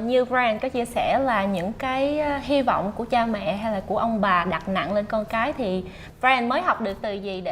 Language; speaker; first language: Vietnamese; native; Vietnamese